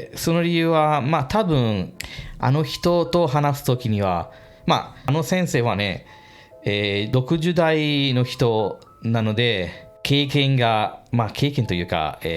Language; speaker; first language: Japanese; non-native, fluent; English